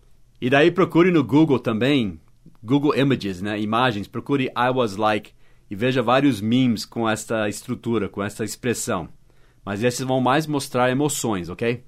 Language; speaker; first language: Portuguese; non-native, fluent; English